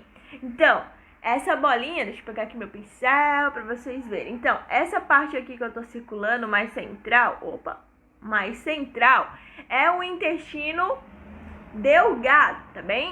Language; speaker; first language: Portuguese; native; Portuguese